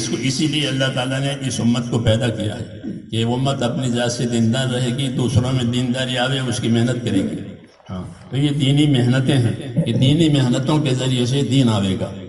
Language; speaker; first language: Urdu; non-native, local second language; Gujarati